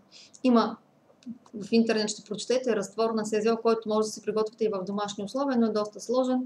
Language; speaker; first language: Bulgarian; native; Bulgarian